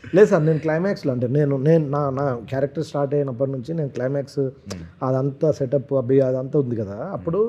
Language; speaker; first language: Telugu; native; Telugu